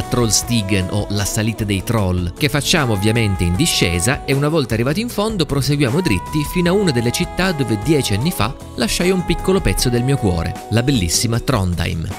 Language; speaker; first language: Italian; native; Italian